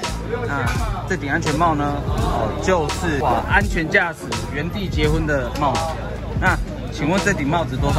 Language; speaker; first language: Chinese; native; Chinese